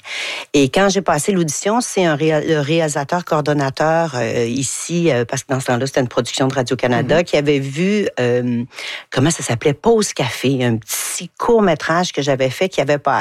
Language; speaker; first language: French; native; French